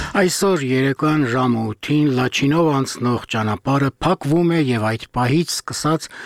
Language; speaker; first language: Armenian; native; Armenian